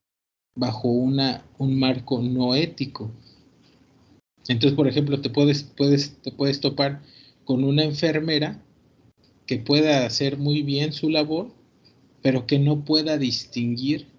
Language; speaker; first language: Spanish; native; Spanish